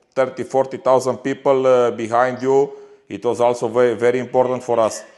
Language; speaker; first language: English; non-native, learner; Bulgarian